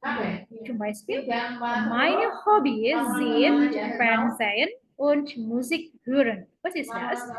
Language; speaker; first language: German; non-native, fluent; Indonesian